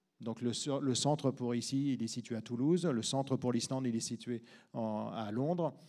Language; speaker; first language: French; native; French